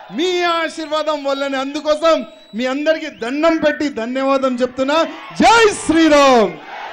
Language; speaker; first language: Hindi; native; Hindi